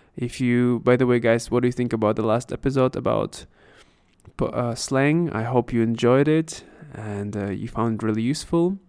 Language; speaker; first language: English; non-native, fluent; Russian